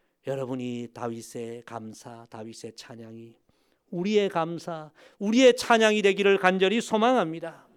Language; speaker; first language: Korean; native; Korean